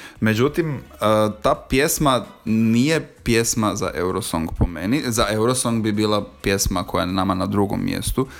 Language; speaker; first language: Croatian; native; Croatian